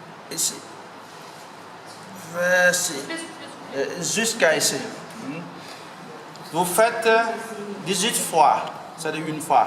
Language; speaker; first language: French; non-native, learner; Vietnamese